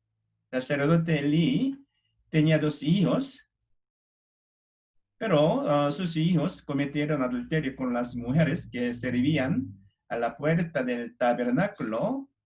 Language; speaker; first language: Spanish; non-native, fluent; Korean